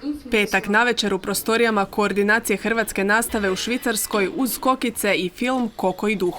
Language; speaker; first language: Croatian; native; Croatian